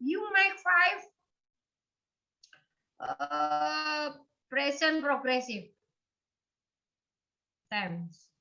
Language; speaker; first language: English; non-native, learner; Indonesian